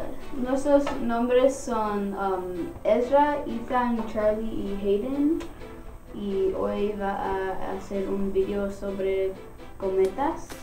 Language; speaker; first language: Spanish; non-native, learner; English